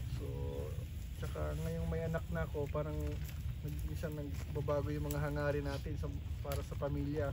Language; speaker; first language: Filipino; non-native, local second language; Bikol